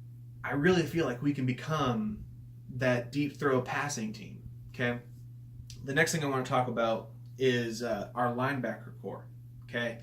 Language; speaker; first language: English; native; English